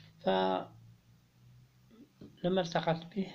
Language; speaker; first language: Arabic; native; Arabic